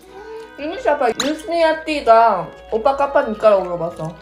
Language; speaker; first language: Indonesian; early bilingual, other home language; Korean